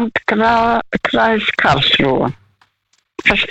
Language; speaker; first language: German; non-native, fluent; Russian